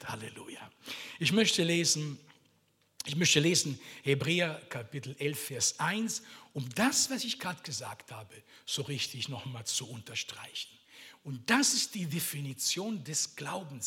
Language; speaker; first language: German; non-native, fluent; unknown